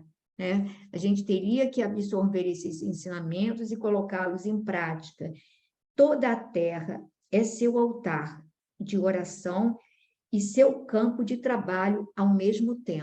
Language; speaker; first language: Portuguese; native; Portuguese